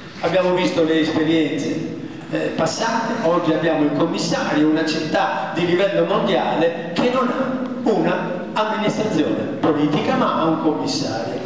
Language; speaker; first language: Italian; native; Italian